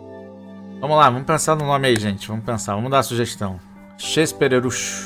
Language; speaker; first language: Portuguese; native; Portuguese